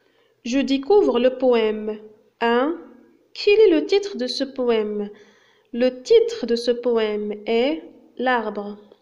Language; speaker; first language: French; non-native, local second language; Arabic